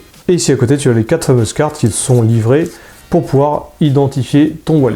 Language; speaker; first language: French; native; French